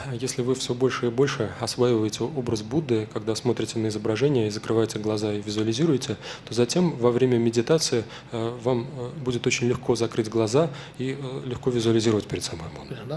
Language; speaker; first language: Russian; native; Russian